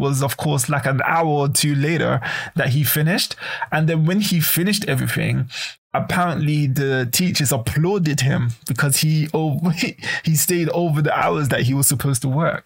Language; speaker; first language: English; native; English